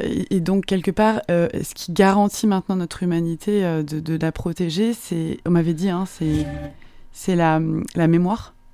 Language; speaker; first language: French; native; French